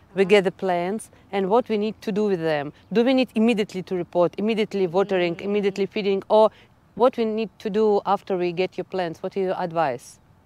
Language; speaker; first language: English; non-native, learner; Russian